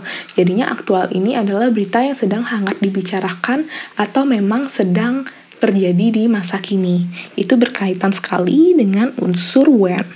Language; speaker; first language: Indonesian; native; Indonesian